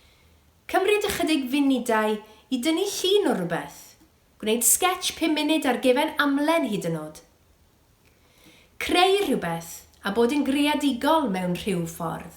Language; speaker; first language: Welsh; native; Welsh